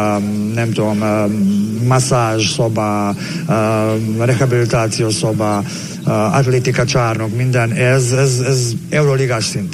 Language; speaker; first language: Hungarian; non-native, learner; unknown